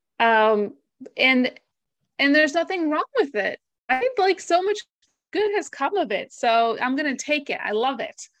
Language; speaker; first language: English; native; English